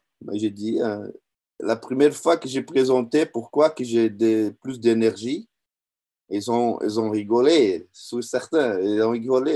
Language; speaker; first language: French; non-native, learner; Portuguese